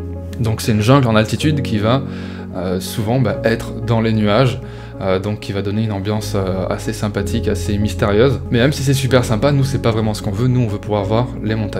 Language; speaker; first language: French; native; French